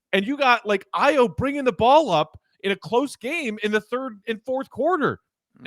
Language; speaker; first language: English; native; English